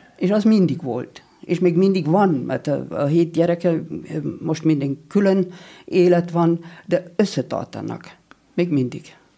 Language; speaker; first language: Hungarian; non-native, fluent; German